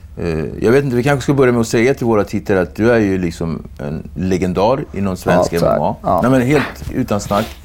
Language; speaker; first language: Swedish; native; Swedish